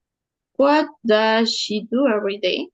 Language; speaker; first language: English; non-native, learner; Spanish